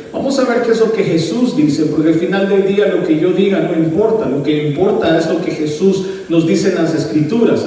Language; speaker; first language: Spanish; early bilingual, heritage; Spanish